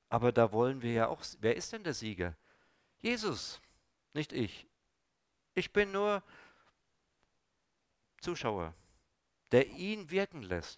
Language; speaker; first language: German; native; German